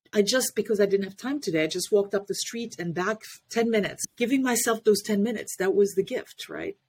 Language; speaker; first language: English; non-native, fluent; French